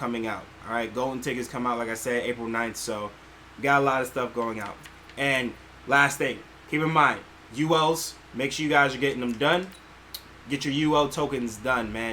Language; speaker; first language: English; native; English